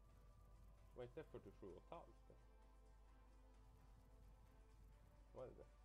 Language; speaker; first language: Swedish; native; Swedish